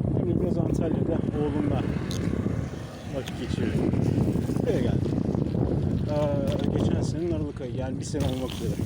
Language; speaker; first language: Turkish; native; Turkish